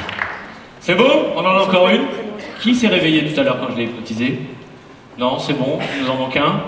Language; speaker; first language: French; native; French